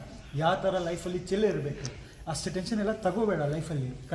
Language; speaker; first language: Kannada; non-native, local second language; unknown